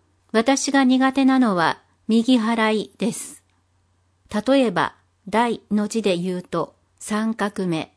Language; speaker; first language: Japanese; non-native, fluent; English